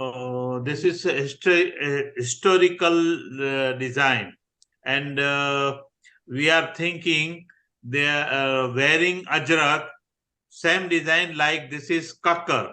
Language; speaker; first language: English; non-native, learner; Gujarati